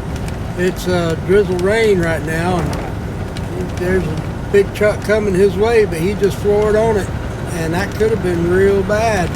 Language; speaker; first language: English; native; English